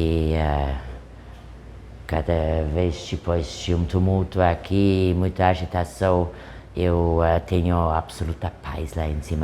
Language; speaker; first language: Portuguese; non-native, fluent; German